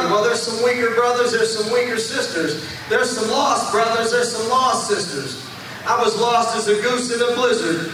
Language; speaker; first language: English; native; English